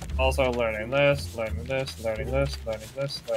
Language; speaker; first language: English; native; English